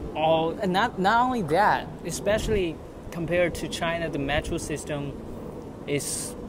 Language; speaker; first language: English; non-native, fluent; Chinese